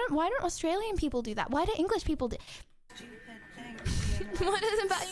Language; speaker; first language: English; native; English